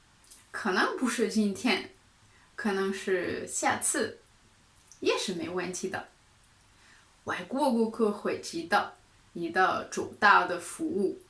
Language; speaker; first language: Chinese; non-native, fluent; French